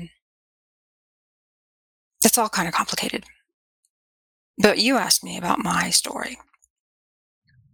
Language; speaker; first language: English; native; English